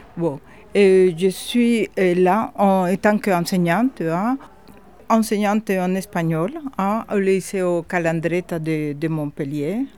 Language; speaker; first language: French; non-native, fluent; Spanish